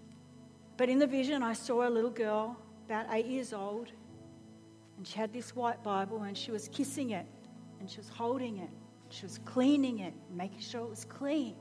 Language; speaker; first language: English; native; English